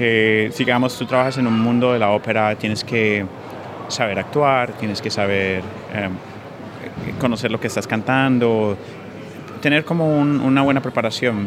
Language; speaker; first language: Spanish; native; Spanish